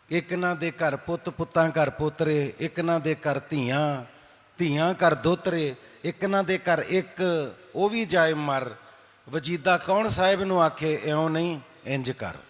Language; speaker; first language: Punjabi; native; Punjabi